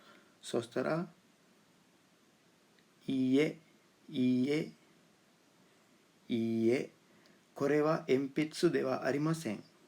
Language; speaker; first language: Japanese; non-native, fluent; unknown